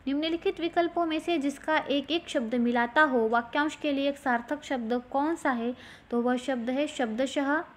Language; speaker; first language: Hindi; non-native, local second language; Marathi